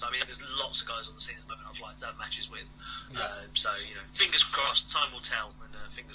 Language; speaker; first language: English; native; English